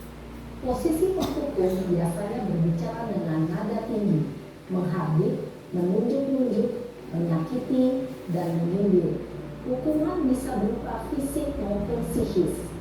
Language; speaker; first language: Indonesian; native; Indonesian